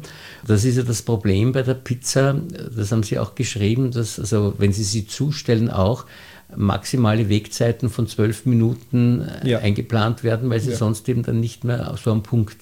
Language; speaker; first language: German; native; German